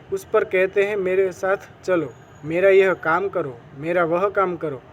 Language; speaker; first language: Hindi; non-native, local second language; Gujarati